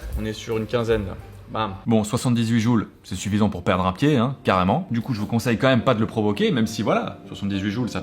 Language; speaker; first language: French; native; French